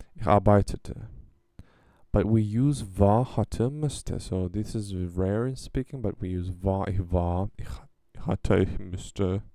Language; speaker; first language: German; non-native, learner; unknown